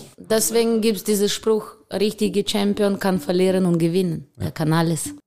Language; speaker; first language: German; non-native, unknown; Ukrainian